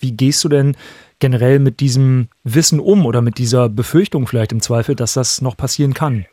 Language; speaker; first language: German; native; German